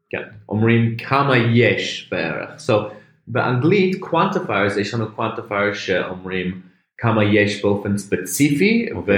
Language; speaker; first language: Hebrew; non-native, fluent; English